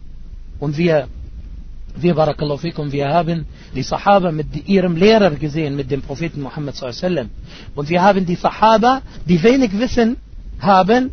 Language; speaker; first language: German; non-native, fluent; Arabic